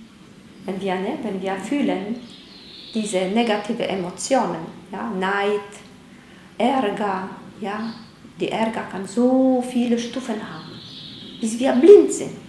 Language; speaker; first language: German; non-native, fluent; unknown